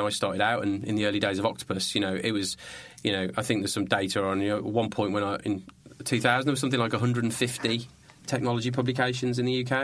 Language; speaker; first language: English; native; English